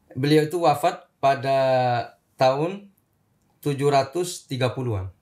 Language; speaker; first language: Indonesian; native; Indonesian